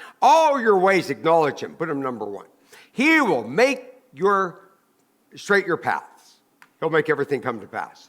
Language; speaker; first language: English; native; English